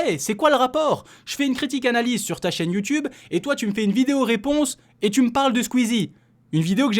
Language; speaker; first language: French; native; French